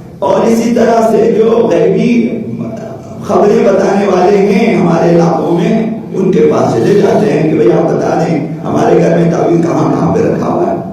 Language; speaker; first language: Urdu; non-native, local second language; Balti